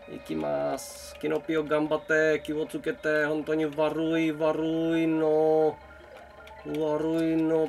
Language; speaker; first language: Japanese; non-native, learner; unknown